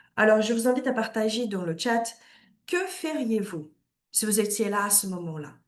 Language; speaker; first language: French; non-native, fluent; Portuguese